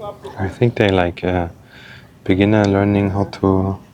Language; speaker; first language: English; non-native, learner; Indonesian